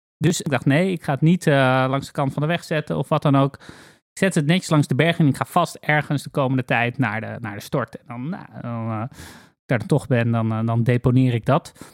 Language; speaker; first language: Dutch; native; Dutch